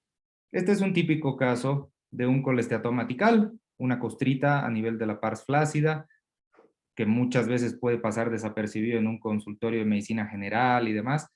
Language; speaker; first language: Spanish; native; Spanish